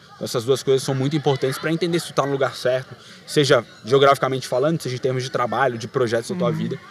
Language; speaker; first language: Portuguese; native; Portuguese